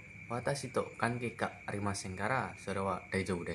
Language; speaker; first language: Japanese; non-native, learner; Indonesian